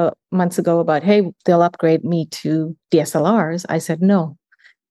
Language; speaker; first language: English; early bilingual, other home language; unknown